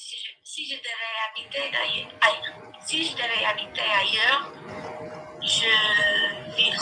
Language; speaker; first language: French; non-native, learner; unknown